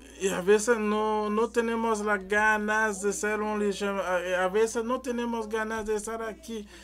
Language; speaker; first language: Spanish; non-native, learner; French